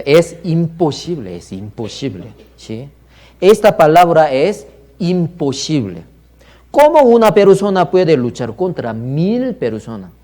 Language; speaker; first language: Spanish; non-native, learner; Korean